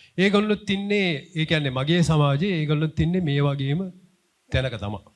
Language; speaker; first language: Sinhala; non-native, local second language; Tamil